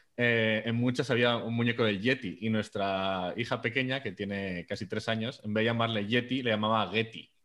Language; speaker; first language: Spanish; native; Spanish